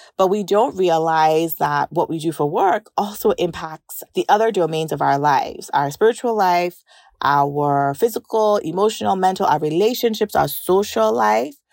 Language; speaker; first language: English; non-native, local second language; Yoruba